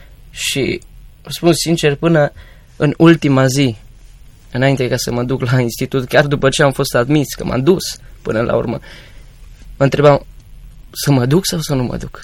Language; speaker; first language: Romanian; native; Romanian